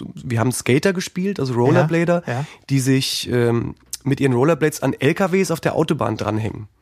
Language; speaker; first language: German; native; German